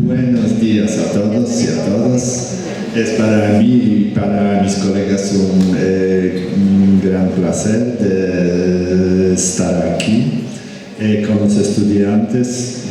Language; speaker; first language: Spanish; non-native, fluent; Polish